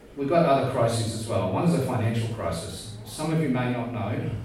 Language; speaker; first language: English; native; English